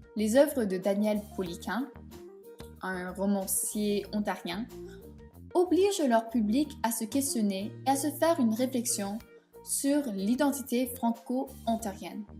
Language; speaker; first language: French; native; French